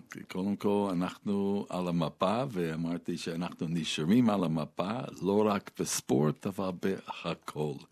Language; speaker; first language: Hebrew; non-native, fluent; English